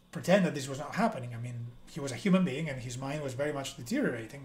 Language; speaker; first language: English; non-native, fluent; Spanish